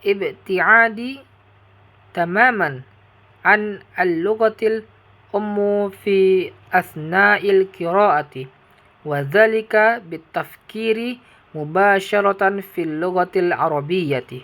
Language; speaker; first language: Arabic; non-native, learner; Indonesian